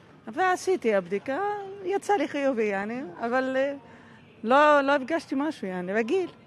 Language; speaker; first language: Hebrew; non-native, local second language; Arabic